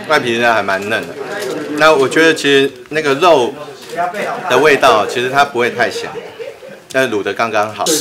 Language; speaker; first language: Chinese; native; Chinese